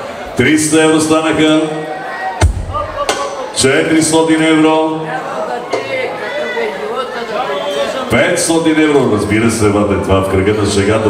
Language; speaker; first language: Bulgarian; non-native, local second language; Turkish